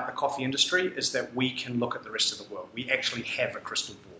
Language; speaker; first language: English; native; English